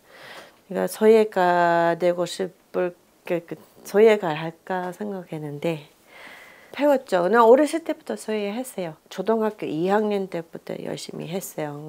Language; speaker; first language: Korean; non-native, fluent; English